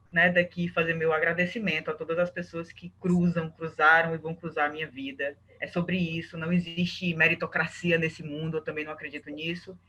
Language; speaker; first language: Portuguese; native; Portuguese